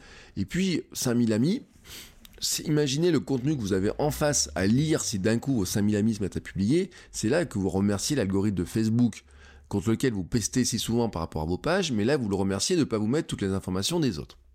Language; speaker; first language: French; native; French